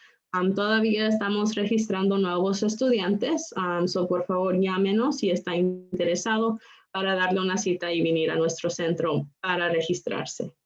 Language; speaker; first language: Spanish; non-native, local second language; English